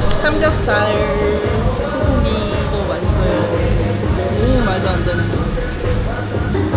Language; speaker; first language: Korean; non-native, fluent; Cantonese